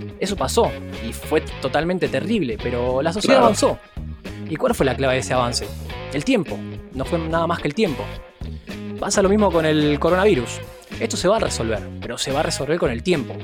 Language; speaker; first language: Spanish; native; Spanish